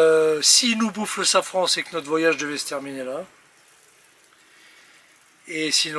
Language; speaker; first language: French; native; French